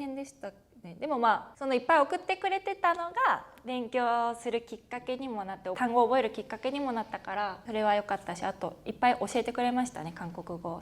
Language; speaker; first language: Japanese; native; Japanese